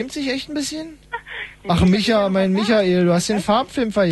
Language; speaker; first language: German; native; German